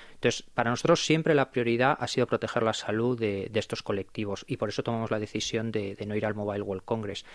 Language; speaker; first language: Spanish; native; Spanish